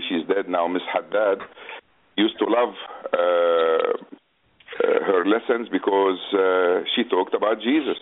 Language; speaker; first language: English; non-native, fluent; Arabic